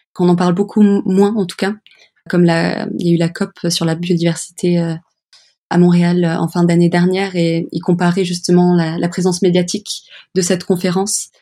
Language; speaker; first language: French; early bilingual, other home language; English